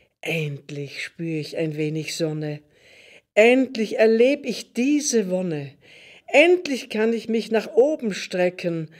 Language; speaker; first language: German; native; German